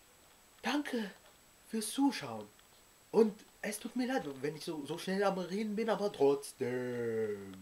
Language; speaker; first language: German; early bilingual, other home language; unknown